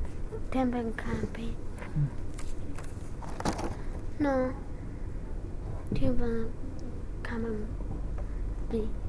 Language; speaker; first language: French; non-native, learner; English